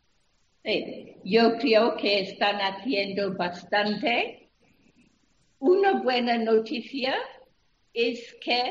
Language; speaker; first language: Spanish; non-native, fluent; English